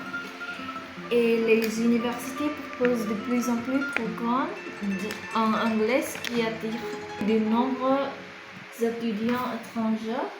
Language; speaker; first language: French; non-native, fluent; Korean